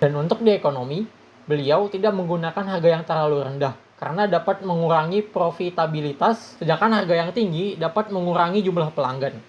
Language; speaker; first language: Indonesian; native; Indonesian